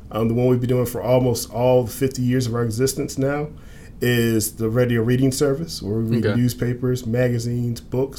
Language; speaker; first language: English; native; English